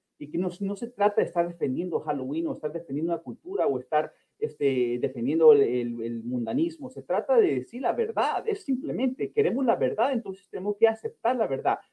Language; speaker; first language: Spanish; early bilingual, heritage; Spanish